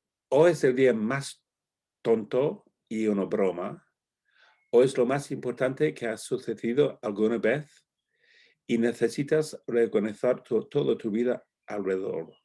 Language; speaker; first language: Spanish; non-native, fluent; English